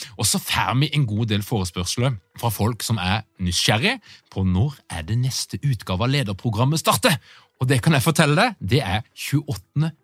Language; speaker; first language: Norwegian; native; Norwegian